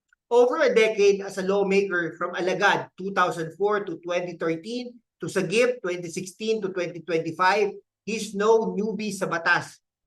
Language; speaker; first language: English; non-native, local second language; Filipino